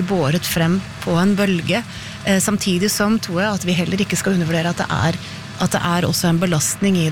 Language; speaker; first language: Norwegian; native; Norwegian